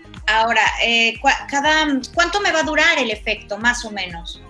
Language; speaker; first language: Spanish; native; Spanish